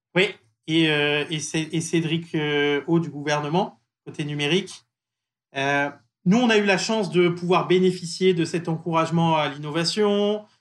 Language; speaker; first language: French; native; French